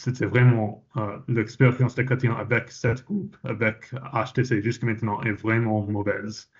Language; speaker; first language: French; non-native, fluent; English